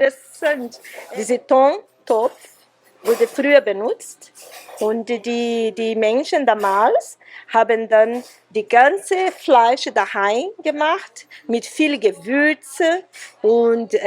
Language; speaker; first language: German; non-native, fluent; Portuguese